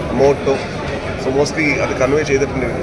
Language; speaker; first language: Malayalam; non-native, learner; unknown